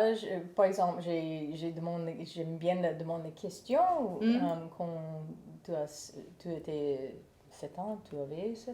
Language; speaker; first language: French; non-native, learner; English